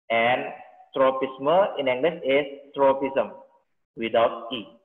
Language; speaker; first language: English; non-native, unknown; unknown